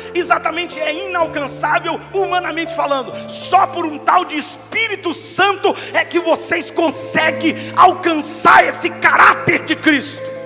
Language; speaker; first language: Portuguese; native; Portuguese